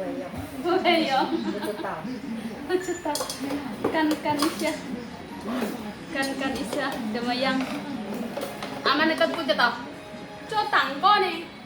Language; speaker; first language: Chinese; non-native, learner; Indonesian